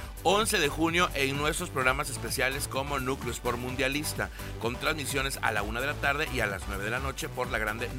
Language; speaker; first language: Spanish; native; Spanish